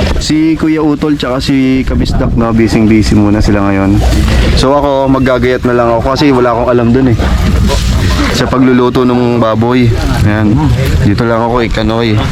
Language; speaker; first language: Filipino; native; Filipino